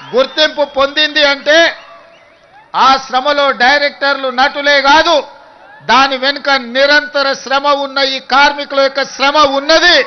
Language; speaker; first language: Telugu; native; Telugu